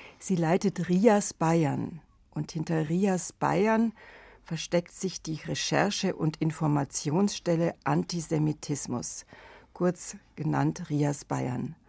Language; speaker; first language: German; native; German